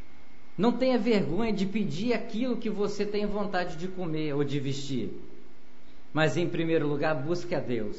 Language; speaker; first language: Portuguese; native; Portuguese